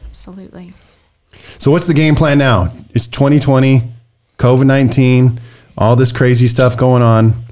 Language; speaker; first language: English; native; English